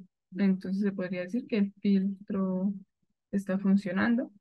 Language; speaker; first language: Spanish; native; Spanish